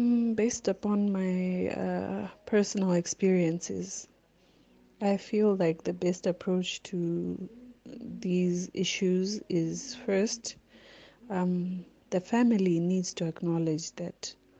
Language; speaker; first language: English; non-native, local second language; Shona